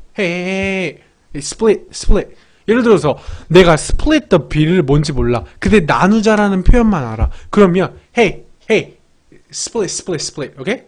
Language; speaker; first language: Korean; native; Korean